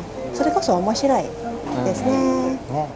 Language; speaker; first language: Japanese; non-native, fluent; Cantonese